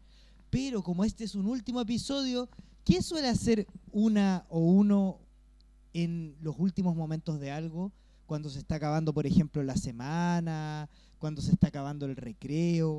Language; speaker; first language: Spanish; native; Spanish